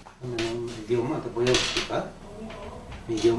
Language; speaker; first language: Spanish; non-native, local second language; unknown